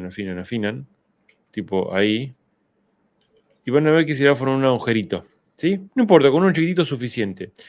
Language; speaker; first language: Spanish; native; Spanish